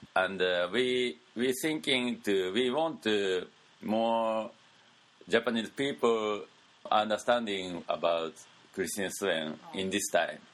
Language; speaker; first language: English; non-native, learner; Japanese